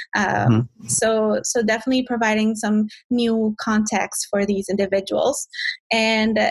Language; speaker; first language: English; non-native, fluent; Spanish